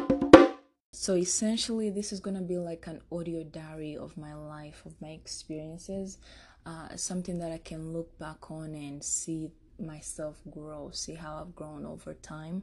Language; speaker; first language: English; non-native, local second language; Kinyarwanda